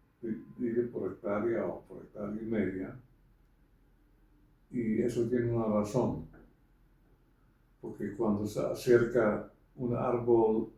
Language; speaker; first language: Spanish; non-native, fluent; Dutch